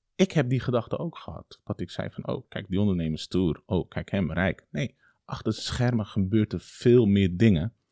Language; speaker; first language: Dutch; early bilingual, other home language; Turkish